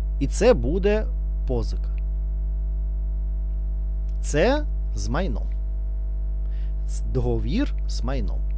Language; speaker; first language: Ukrainian; non-native, learner; Russian